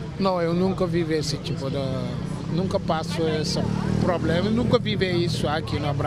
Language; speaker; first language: Portuguese; non-native, learner; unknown